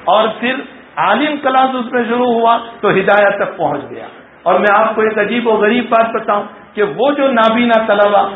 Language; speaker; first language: Urdu; non-native, local second language; Gujarati